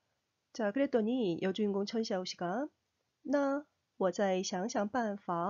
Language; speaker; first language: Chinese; non-native, fluent; Korean